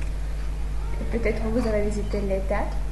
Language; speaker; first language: French; non-native, learner; Russian